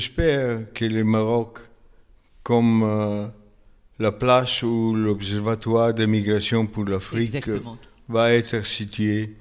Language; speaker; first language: French; non-native, fluent; Italian